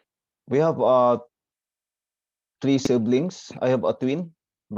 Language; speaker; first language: English; non-native, learner; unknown